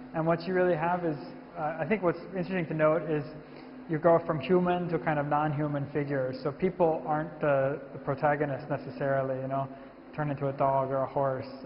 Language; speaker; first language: English; native; English